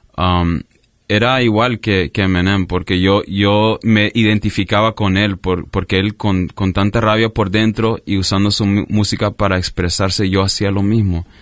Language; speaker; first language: Spanish; early bilingual, heritage; Spanish